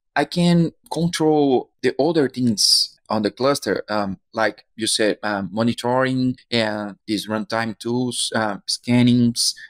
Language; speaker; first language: English; non-native, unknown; Portuguese